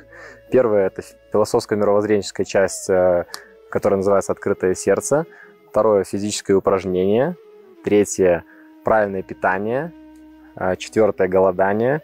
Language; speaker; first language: Russian; native; Russian